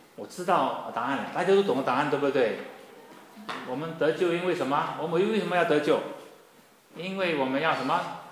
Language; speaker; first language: Chinese; native; Chinese